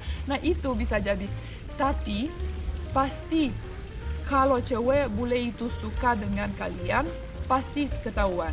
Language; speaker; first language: Indonesian; non-native, fluent; Romanian